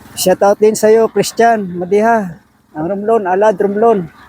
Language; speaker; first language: Filipino; native; Filipino